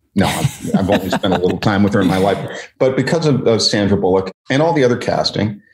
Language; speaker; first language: English; native; English